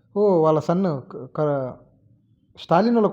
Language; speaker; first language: Telugu; native; Telugu